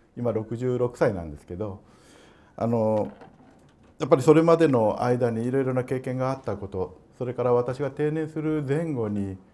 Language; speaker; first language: Japanese; native; Japanese